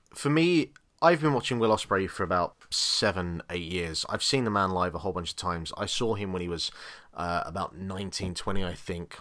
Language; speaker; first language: English; native; English